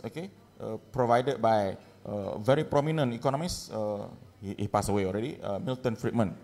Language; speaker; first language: English; non-native, local second language; Malay